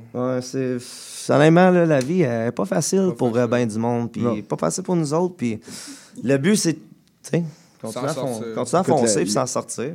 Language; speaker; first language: French; native; French